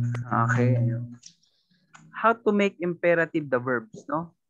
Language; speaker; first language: English; non-native, local second language; Filipino